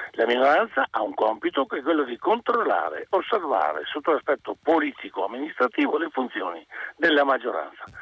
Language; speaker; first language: Italian; native; Italian